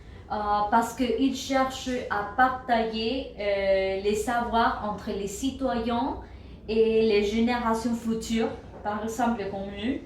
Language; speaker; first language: French; non-native, learner; Spanish